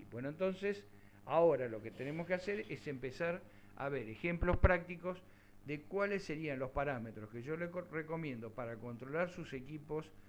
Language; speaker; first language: Spanish; native; Spanish